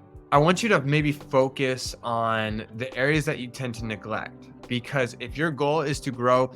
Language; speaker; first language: English; native; English